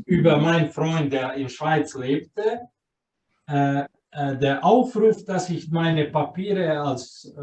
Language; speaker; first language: German; non-native, fluent; Croatian